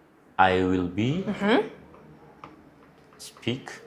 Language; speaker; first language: English; non-native, learner; Amharic